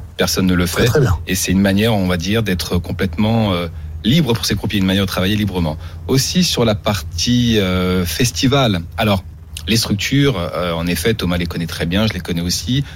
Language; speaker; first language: French; native; French